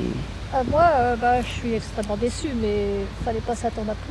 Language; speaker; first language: French; native; French